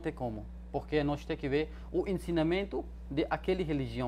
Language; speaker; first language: Portuguese; non-native, fluent; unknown